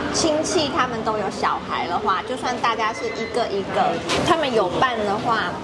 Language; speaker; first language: Chinese; native; Chinese